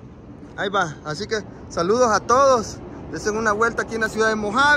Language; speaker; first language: Spanish; native; Spanish